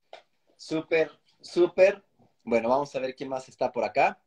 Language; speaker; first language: Spanish; native; Spanish